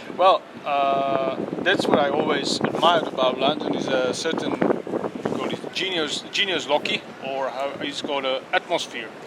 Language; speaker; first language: English; non-native, fluent; Slovak